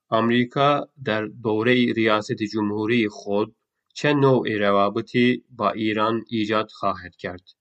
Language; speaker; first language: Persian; non-native, fluent; Turkish